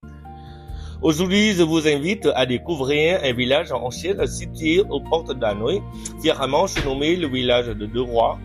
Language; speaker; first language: French; non-native, fluent; Vietnamese